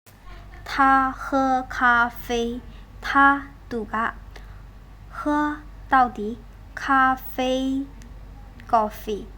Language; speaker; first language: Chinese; non-native, fluent; Burmese